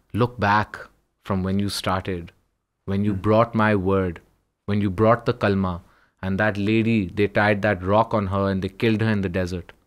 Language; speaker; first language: Urdu; early bilingual, heritage; Hindi